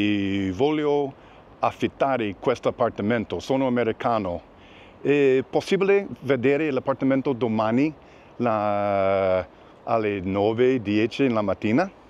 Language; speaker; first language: Italian; non-native, learner; English